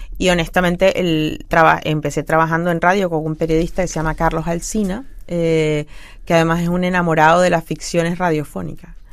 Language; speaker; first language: Spanish; native; Spanish